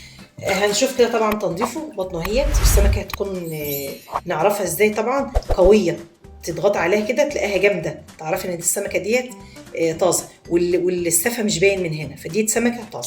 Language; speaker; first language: Arabic; native; Arabic